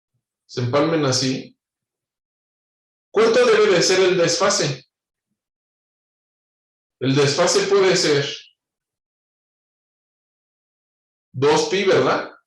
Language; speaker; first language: Spanish; native; Spanish